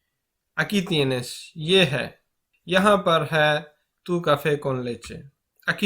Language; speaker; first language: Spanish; non-native, fluent; Urdu